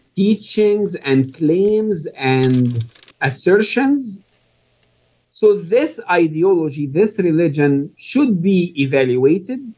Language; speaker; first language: English; non-native, fluent; Arabic